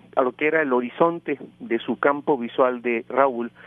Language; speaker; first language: Spanish; native; Spanish